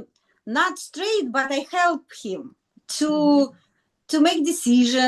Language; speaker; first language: English; non-native, learner; Russian